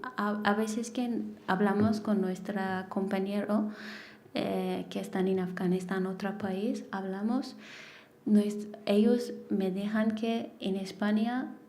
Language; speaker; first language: Spanish; non-native, learner; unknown